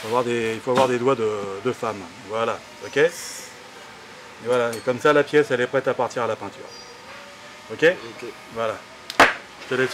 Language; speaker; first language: French; native; French